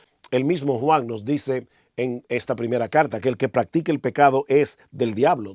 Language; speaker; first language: Spanish; native; Spanish